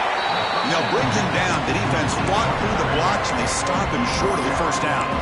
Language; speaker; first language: English; native; English